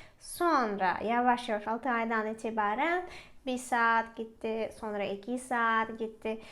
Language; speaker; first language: Turkish; non-native, fluent; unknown